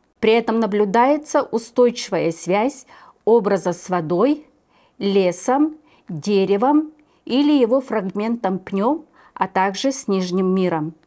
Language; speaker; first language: Russian; non-native, local second language; Yakut